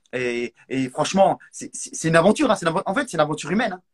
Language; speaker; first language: French; non-native, local second language; Arabic